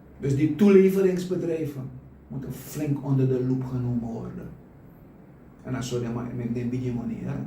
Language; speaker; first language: Dutch; native; Dutch